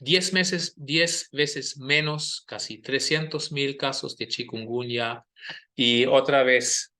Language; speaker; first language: Spanish; non-native, fluent; German